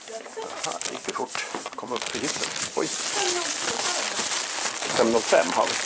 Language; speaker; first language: Swedish; native; Swedish